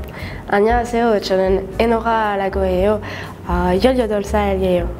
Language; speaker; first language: Korean; non-native, learner; French